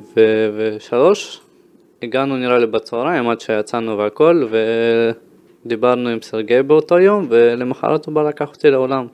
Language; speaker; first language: Hebrew; early bilingual, other home language; Russian